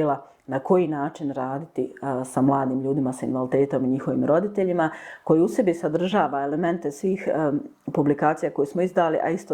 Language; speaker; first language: Bosnian; native; Bosnian